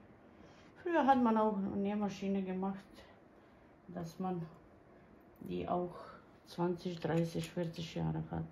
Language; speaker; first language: German; non-native, learner; Bosnian